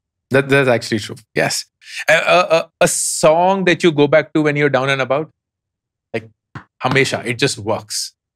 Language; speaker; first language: English; non-native, local second language; Hindi